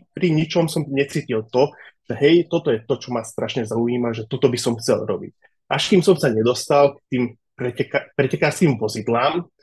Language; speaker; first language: Slovak; non-native, local second language; Hungarian